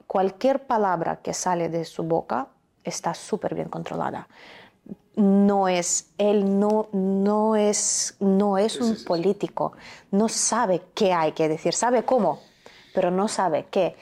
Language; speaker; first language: Spanish; non-native, fluent; Ukrainian